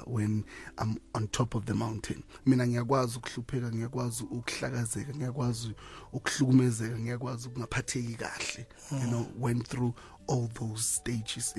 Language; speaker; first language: English; non-native, local second language; Zulu